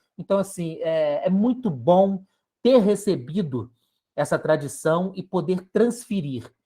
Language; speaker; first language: Portuguese; native; Portuguese